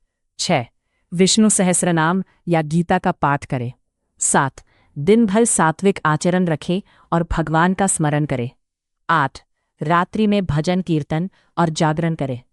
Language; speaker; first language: Hindi; native; Hindi